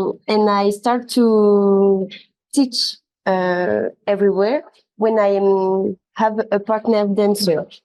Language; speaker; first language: English; non-native, learner; French